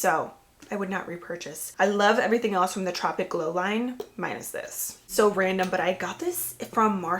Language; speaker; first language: English; native; English